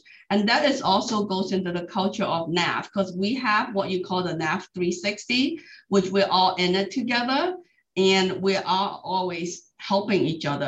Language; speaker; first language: English; non-native, local second language; Cantonese